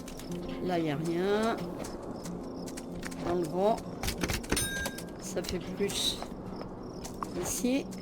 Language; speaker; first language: French; native; French